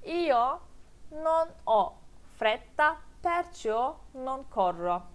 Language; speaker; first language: Italian; non-native, fluent; Turkish